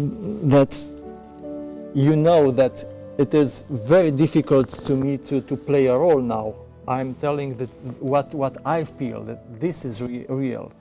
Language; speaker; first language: English; non-native, fluent; Romanian